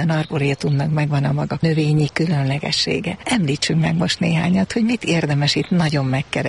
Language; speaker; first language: Hungarian; native; Hungarian